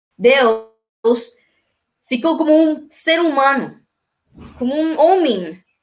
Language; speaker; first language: Portuguese; non-native, learner; Spanish